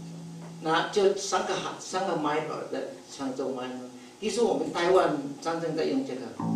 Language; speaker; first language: Chinese; non-native, fluent; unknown